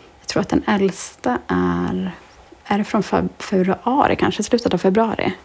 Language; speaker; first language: Swedish; native; Swedish